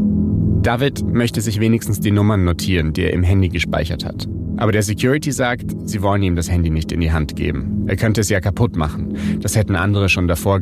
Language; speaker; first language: German; native; German